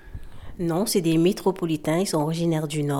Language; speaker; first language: French; native; French